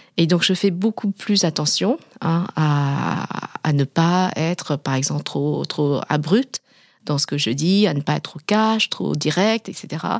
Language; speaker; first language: French; early bilingual, other home language; Vietnamese